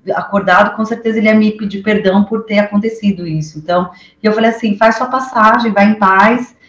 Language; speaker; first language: Portuguese; native; Portuguese